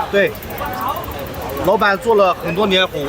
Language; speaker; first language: Chinese; native; Chinese